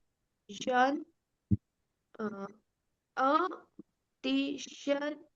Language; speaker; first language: French; non-native, learner; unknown